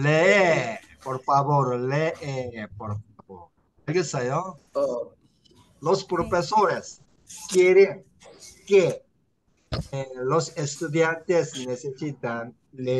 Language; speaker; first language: Spanish; non-native, learner; Korean